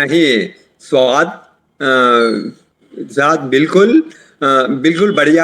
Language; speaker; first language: Hindi; non-native, learner; Telugu